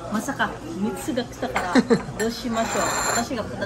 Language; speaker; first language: Japanese; non-native, learner; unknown